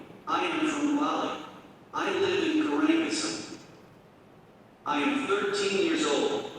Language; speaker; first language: English; non-native, learner; Indonesian